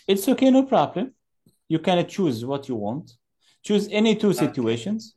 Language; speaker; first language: English; non-native, fluent; Arabic